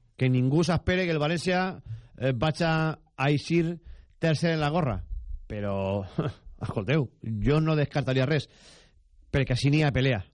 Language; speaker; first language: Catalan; native; Catalan